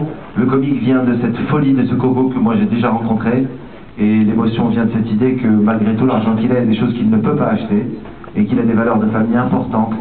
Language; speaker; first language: French; native; French